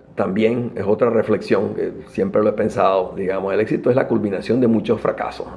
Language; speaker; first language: Spanish; native; Spanish